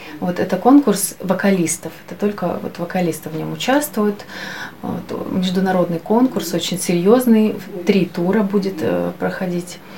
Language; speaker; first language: Russian; native; Russian